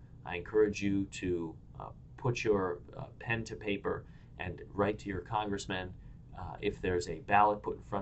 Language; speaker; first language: English; native; English